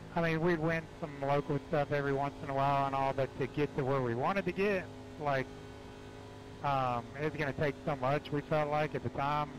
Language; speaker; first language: English; native; English